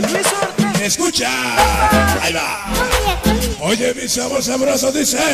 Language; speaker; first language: Spanish; native; Spanish